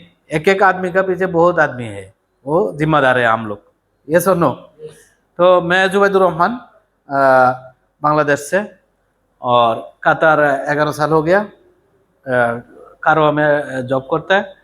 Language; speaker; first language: Hindi; non-native, learner; Bangla